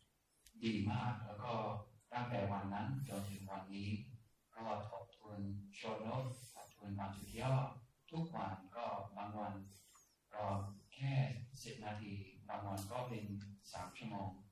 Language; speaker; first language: Thai; non-native, fluent; English